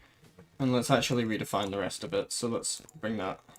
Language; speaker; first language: English; native; English